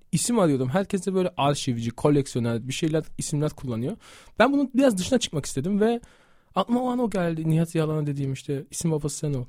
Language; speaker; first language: Turkish; early bilingual, heritage; Turkish